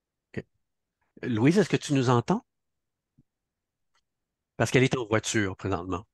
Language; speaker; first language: French; native; French